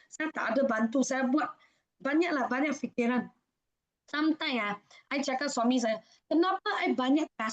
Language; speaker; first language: Indonesian; non-native, fluent; Malay